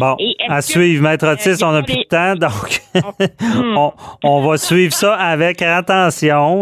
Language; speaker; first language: French; native; French